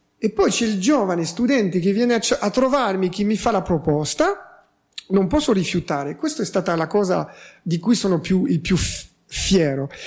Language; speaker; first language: Italian; non-native, fluent; French